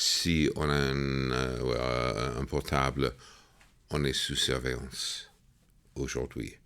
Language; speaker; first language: French; non-native, fluent; English